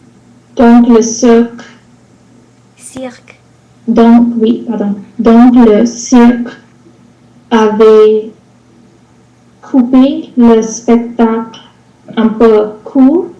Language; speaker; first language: French; non-native, learner; English